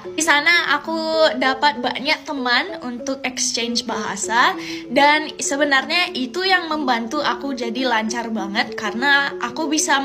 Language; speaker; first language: Indonesian; non-native, fluent; English